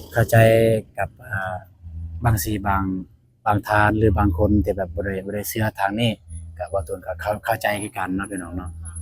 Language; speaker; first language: Lao; non-native, local second language; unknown